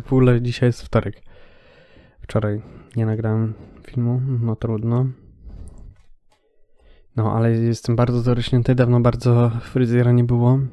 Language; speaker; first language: Polish; native; Polish